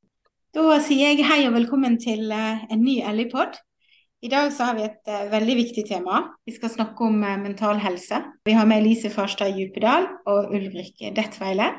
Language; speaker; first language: Norwegian; native; Norwegian